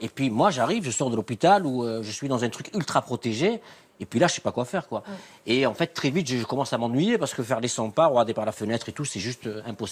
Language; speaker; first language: French; native; French